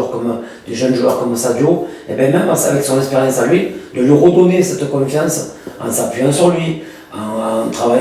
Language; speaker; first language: French; native; French